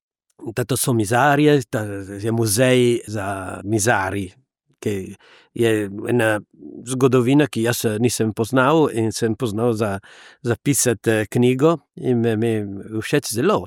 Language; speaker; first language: Slovenian; non-native, learner; Italian